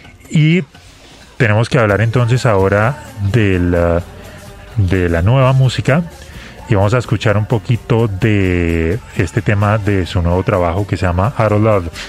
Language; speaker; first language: Spanish; native; Spanish